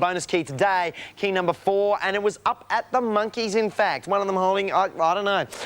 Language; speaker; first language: English; native; English